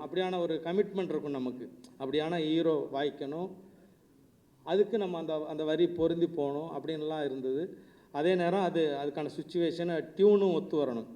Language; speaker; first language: Tamil; native; Tamil